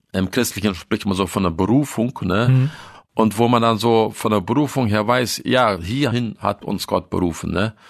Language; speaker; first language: German; early bilingual, other home language; Russian